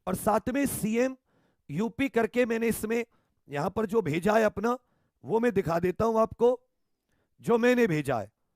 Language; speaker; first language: Hindi; native; Hindi